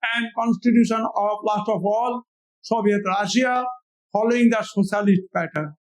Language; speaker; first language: English; non-native, local second language; Bangla